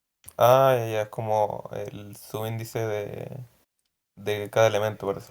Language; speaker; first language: Spanish; native; Spanish